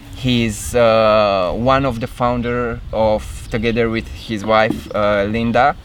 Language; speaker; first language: English; non-native, fluent; Romanian